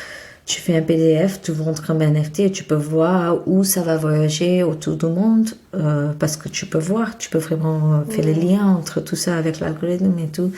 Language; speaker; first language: French; non-native, fluent; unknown